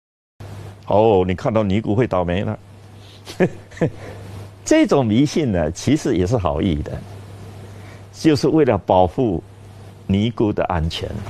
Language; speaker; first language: Chinese; native; Chinese